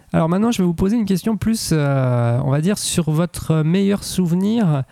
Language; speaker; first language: French; native; French